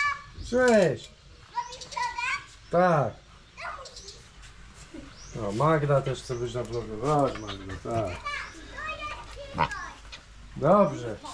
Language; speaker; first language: Polish; native; Polish